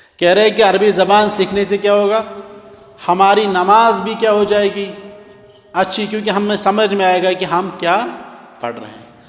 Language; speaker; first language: Urdu; non-native, local second language; Kashmiri